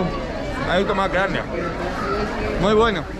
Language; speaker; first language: Spanish; non-native, fluent; Danish